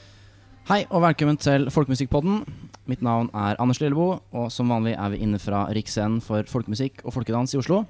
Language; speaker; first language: Norwegian; native; Norwegian